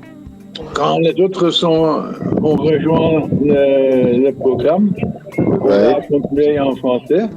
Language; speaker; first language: French; non-native, fluent; Dutch